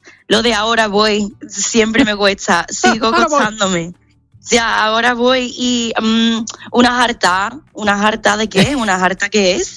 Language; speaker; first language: Spanish; non-native, fluent; English